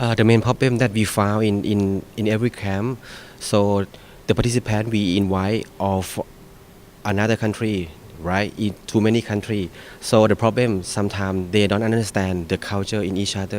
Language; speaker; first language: English; non-native, fluent; Thai